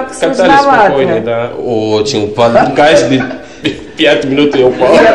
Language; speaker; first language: Russian; non-native, learner; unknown